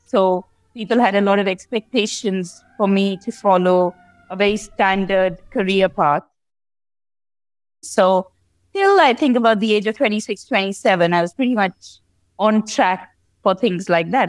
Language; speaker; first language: English; non-native, local second language; Hindi